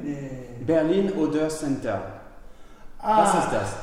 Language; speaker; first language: German; non-native, learner; French